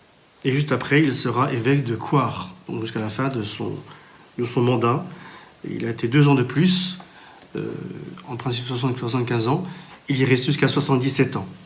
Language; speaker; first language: French; native; French